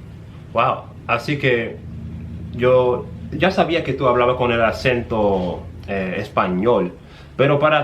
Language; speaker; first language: Spanish; non-native, fluent; English